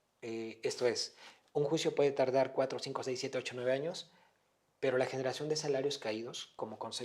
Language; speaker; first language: Spanish; native; Spanish